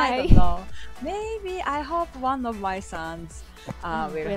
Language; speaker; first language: English; non-native, learner; Japanese